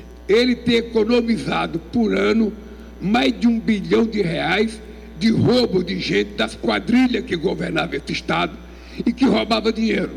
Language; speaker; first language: Portuguese; native; Portuguese